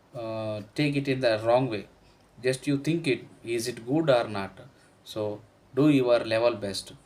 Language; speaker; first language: English; non-native, local second language; Telugu